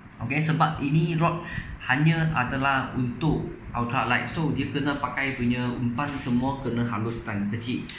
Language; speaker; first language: Malay; non-native, local second language; Chinese